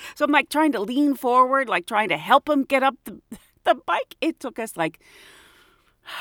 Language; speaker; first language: English; native; English